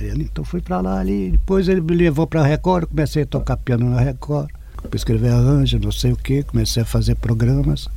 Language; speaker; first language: Portuguese; native; Portuguese